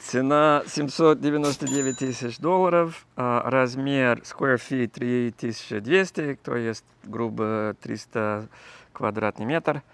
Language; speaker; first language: Russian; non-native, fluent; English